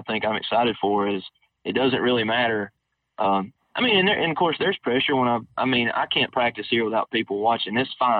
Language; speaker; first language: English; native; English